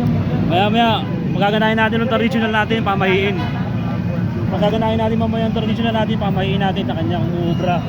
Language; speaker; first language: Filipino; native; Filipino